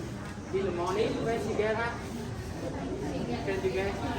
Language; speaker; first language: English; non-native, learner; Khmer